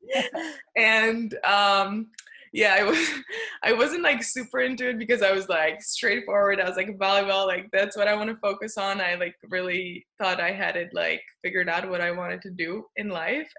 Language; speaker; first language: English; non-native, fluent; Czech